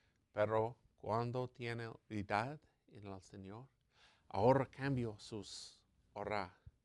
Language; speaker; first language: Spanish; non-native, learner; English